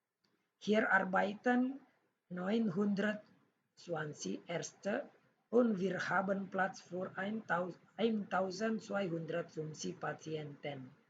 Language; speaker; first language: German; non-native, fluent; Indonesian